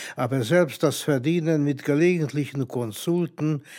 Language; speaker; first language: German; non-native, fluent; Hungarian